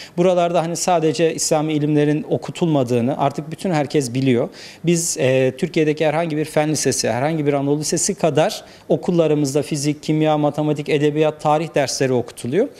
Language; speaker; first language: Turkish; native; Turkish